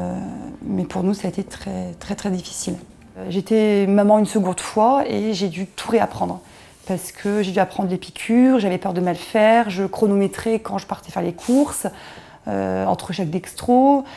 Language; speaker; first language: French; native; French